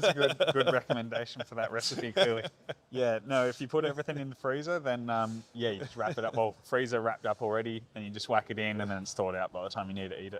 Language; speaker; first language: English; native; English